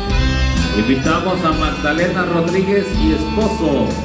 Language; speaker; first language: Spanish; native; Spanish